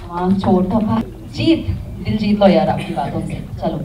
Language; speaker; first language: Hindi; non-native, local second language; Telugu